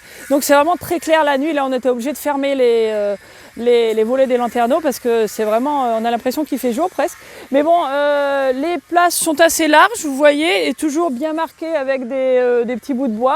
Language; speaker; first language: French; native; French